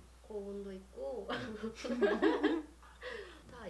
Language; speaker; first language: Korean; non-native, learner; Japanese